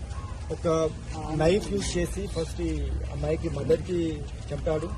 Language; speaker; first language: Telugu; non-native, learner; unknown